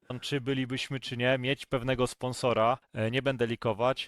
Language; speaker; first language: Polish; native; Polish